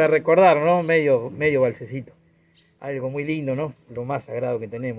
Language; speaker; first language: Spanish; native; Spanish